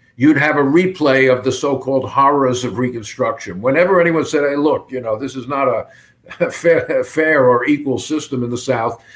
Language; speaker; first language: English; native; English